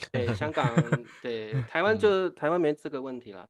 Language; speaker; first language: Chinese; native; Chinese